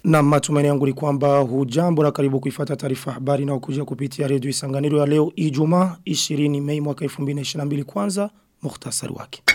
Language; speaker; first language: Swahili; non-native, local second language; Rundi